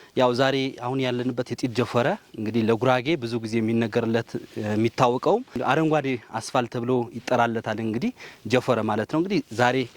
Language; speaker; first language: Amharic; non-native, local second language; Sebat Bet Gurage